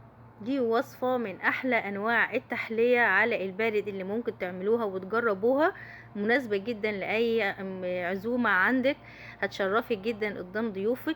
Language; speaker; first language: Arabic; native; Arabic